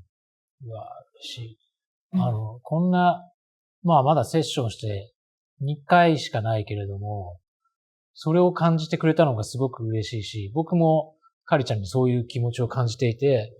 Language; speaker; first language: Japanese; native; Japanese